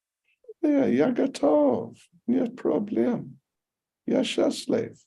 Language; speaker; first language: Russian; non-native, learner; English